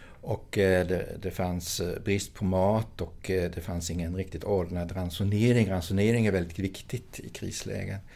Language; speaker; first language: Swedish; early bilingual, other home language; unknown